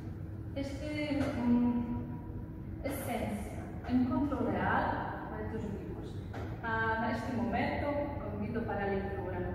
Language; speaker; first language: Portuguese; non-native, learner; Polish